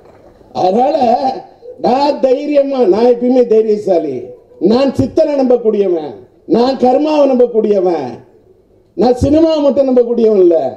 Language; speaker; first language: Tamil; native; Tamil